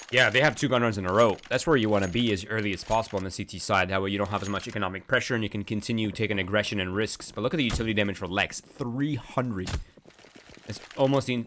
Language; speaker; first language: English; native; English